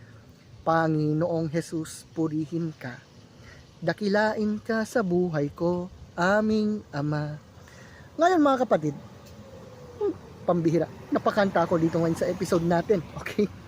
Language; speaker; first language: Filipino; native; Filipino